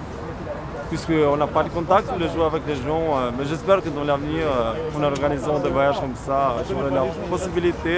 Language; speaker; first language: French; non-native, fluent; Albanian